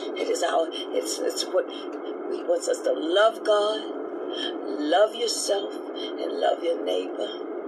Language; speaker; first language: English; native; English